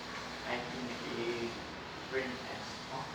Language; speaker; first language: English; non-native, learner; Vietnamese